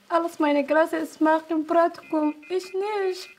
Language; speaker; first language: German; non-native, learner; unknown